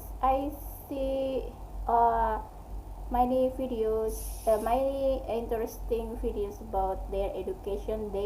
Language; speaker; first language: English; non-native, learner; Indonesian